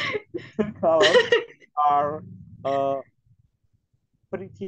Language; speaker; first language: English; non-native, learner; Indonesian